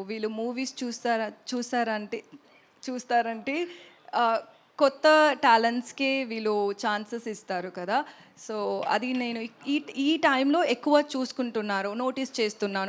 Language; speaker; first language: Telugu; non-native, learner; Tamil